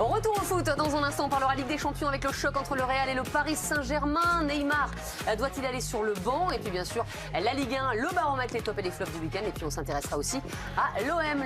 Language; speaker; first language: French; native; French